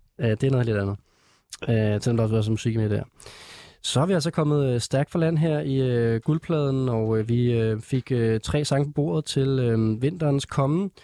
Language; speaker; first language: Danish; native; Danish